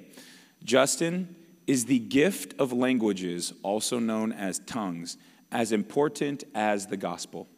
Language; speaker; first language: English; native; English